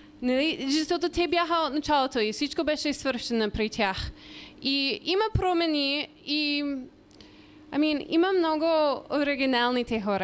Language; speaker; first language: Bulgarian; non-native, learner; English